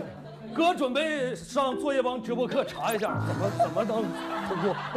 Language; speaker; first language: Chinese; native; Chinese